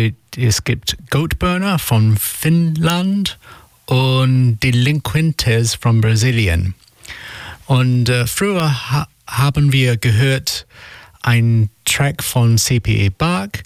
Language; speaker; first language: German; non-native, learner; English